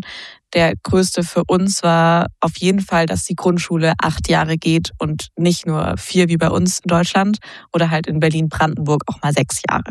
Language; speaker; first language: German; native; German